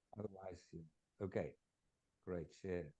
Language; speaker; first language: English; non-native, fluent; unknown